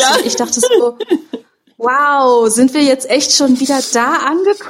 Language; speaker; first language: German; native; German